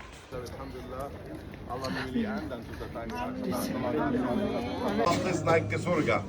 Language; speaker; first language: Indonesian; non-native, fluent; Arabic